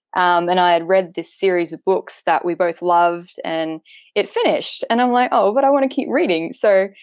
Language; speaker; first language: English; native; English